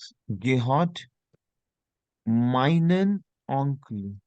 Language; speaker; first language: German; non-native, learner; Hindi